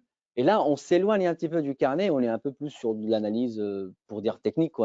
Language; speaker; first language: French; native; French